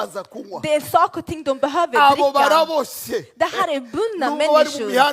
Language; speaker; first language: Swedish; non-native, fluent; Kinyarwanda